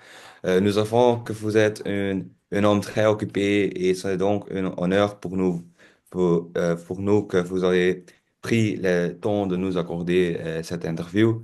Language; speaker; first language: French; non-native, learner; Dutch